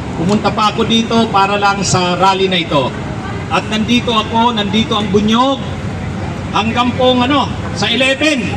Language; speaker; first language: Filipino; non-native, local second language; Bikol